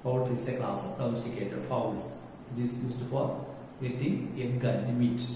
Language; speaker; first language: English; non-native, local second language; Malayalam